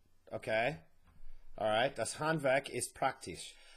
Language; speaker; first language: German; non-native, learner; English